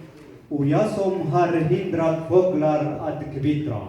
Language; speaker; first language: Swedish; non-native, learner; Kurdish